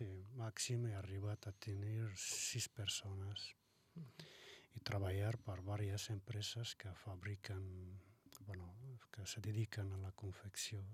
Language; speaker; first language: Catalan; non-native, learner; Arabic